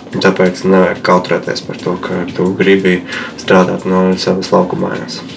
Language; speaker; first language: Latvian; non-native, local second language; Russian